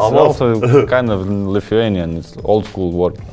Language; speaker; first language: English; non-native, fluent; Lithuanian